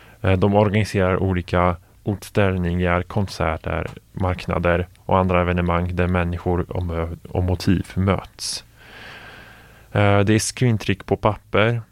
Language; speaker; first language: Swedish; non-native, fluent; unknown